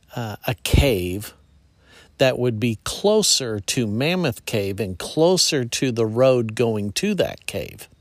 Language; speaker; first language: English; native; English